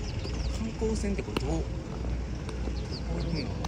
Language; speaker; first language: Japanese; native; Japanese